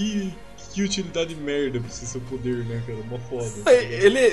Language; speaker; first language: Portuguese; native; Portuguese